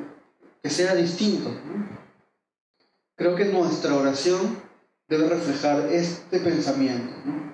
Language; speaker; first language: Spanish; native; Spanish